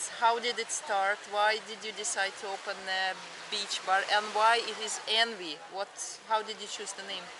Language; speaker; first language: English; non-native, fluent; Russian